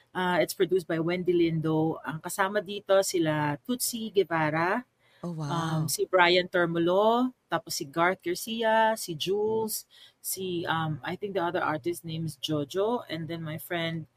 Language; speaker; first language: Filipino; native; Filipino